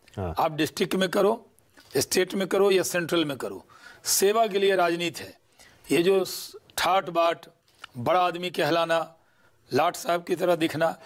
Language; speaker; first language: Hindi; native; Hindi